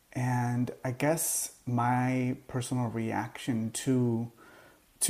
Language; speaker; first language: English; early bilingual, other home language; Spanish